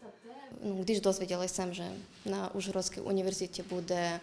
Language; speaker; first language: Czech; non-native, learner; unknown